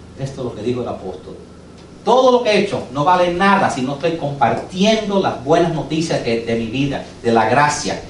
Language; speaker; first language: Spanish; early bilingual, heritage; English